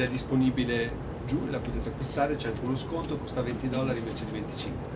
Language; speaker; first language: Italian; native; Italian